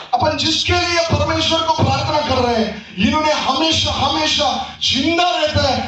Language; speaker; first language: Hindi; non-native, local second language; Telugu